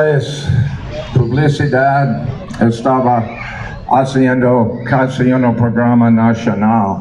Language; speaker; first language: Spanish; non-native, learner; English